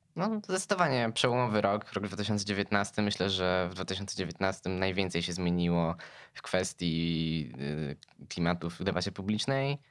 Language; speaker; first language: Polish; native; Polish